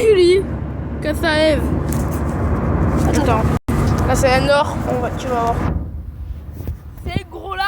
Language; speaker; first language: French; native; French